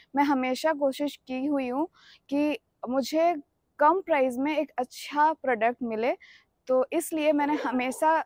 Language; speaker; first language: Hindi; non-native, local second language; Odia